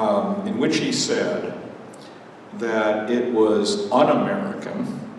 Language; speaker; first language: English; native; English